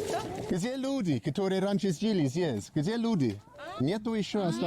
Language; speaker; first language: Russian; non-native, learner; English